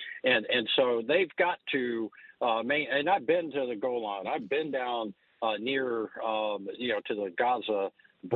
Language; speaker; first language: English; native; English